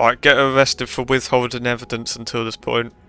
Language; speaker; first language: English; native; English